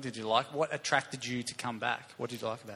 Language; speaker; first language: English; native; English